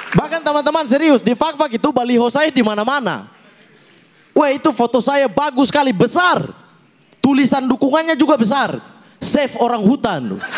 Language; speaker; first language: Indonesian; native; Indonesian